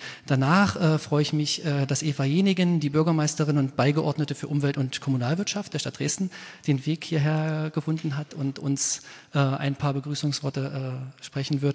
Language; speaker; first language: German; native; German